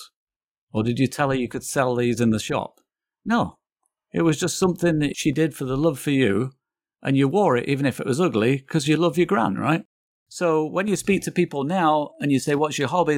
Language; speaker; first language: English; native; English